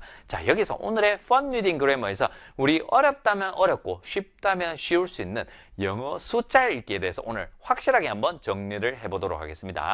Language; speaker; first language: Korean; native; Korean